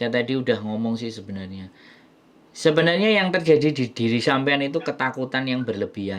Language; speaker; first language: Indonesian; non-native, local second language; Javanese